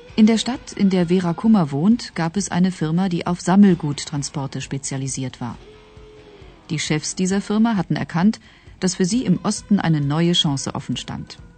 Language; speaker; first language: German; native; German